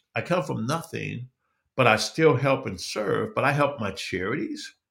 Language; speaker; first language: English; native; English